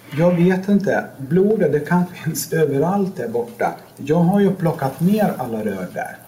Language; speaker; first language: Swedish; non-native, learner; Lithuanian